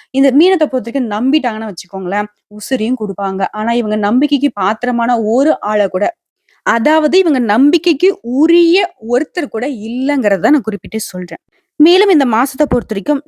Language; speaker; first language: Tamil; native; Tamil